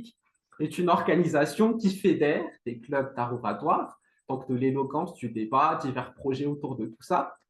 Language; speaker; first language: French; non-native, local second language; Malagasy